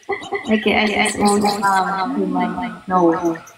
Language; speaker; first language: English; non-native, fluent; Japanese